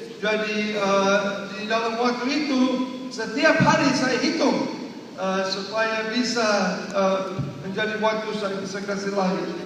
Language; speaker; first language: Indonesian; non-native, learner; English